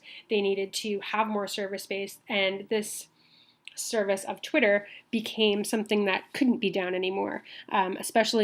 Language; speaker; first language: English; native; English